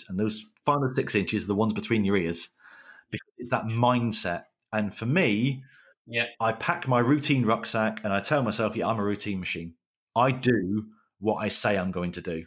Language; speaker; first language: English; native; English